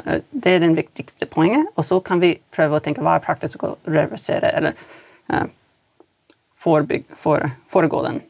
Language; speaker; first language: Swedish; non-native, learner; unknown